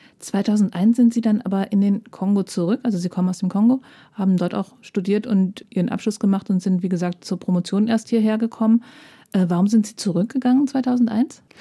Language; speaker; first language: German; native; German